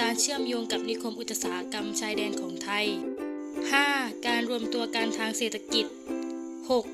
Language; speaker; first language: Thai; native; Thai